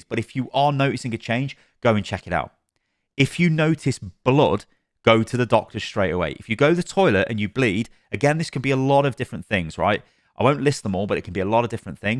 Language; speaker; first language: English; native; English